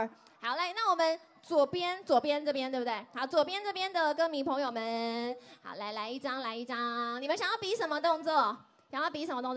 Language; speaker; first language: Chinese; native; Chinese